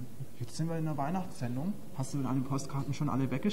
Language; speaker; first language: German; native; German